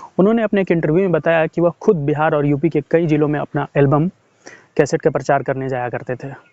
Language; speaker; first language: Hindi; native; Hindi